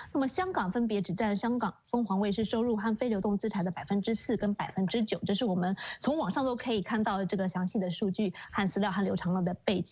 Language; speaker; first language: Chinese; native; Chinese